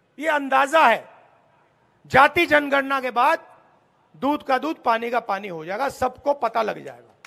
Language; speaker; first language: Hindi; native; Hindi